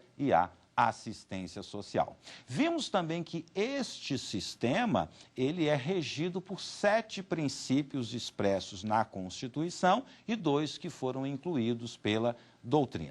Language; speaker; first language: Portuguese; native; Portuguese